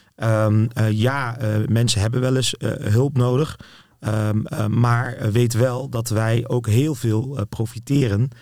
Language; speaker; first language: Dutch; early bilingual, other home language; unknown